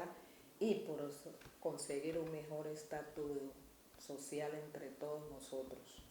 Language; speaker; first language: Spanish; native; Spanish